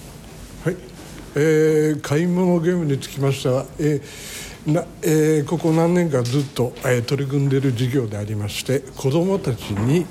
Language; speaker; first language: Japanese; native; Japanese